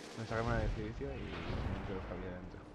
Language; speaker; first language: Spanish; native; Spanish